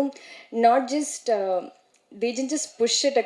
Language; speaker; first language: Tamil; non-native, learner; Malayalam